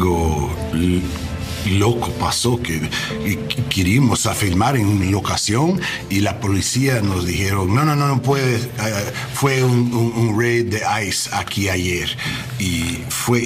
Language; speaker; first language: Spanish; non-native, learner; English